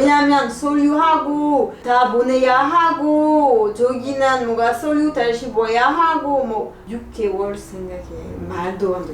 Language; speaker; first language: Korean; non-native, learner; French